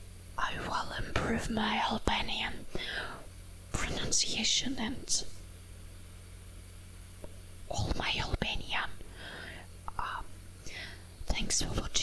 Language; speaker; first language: English; non-native, learner; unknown